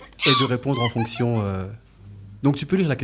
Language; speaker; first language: French; native; French